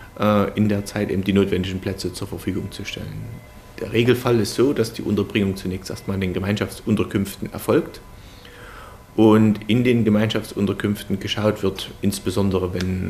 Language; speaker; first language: German; native; German